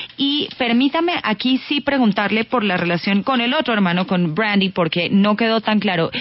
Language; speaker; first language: Spanish; native; Spanish